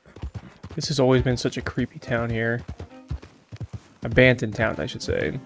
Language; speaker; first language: English; native; English